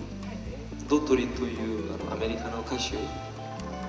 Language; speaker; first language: Japanese; non-native, fluent; Korean